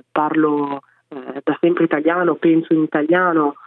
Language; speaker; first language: Italian; early bilingual, other home language; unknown